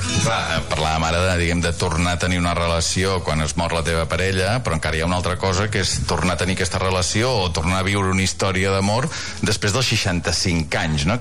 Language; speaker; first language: Catalan; native; Catalan